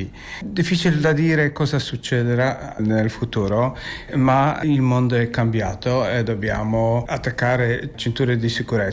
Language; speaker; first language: Italian; non-native, fluent; Polish